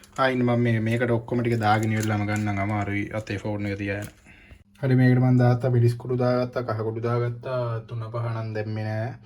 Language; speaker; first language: Sinhala; native; Sinhala